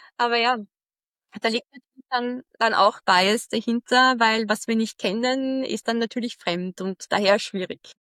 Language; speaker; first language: German; early bilingual, other home language; Arabic